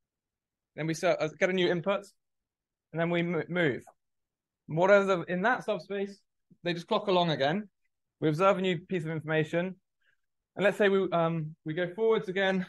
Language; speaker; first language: English; native; English